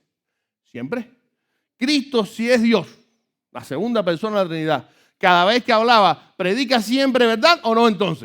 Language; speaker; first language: Spanish; native; Spanish